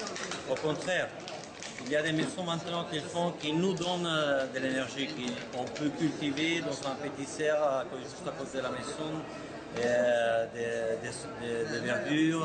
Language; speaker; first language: French; non-native, fluent; Spanish